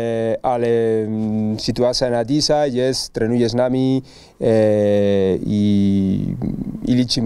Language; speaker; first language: Polish; non-native, learner; Spanish